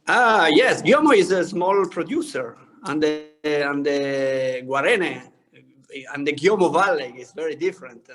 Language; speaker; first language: English; non-native, learner; Italian